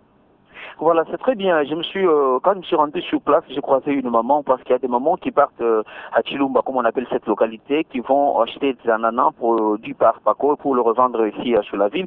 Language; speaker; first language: French; non-native, local second language; Luba-Lulua